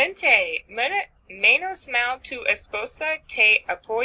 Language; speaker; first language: Spanish; non-native, learner; English